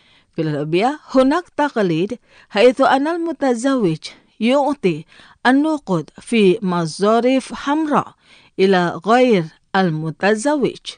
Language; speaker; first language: Arabic; non-native, fluent; Indonesian